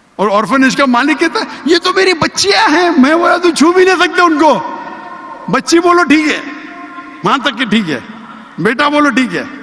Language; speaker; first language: Urdu; non-native, local second language; Konkani